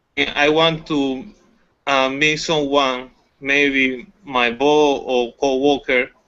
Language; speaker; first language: English; non-native, learner; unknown